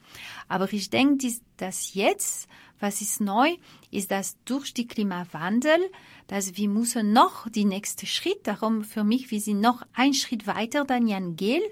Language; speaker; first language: German; non-native, fluent; French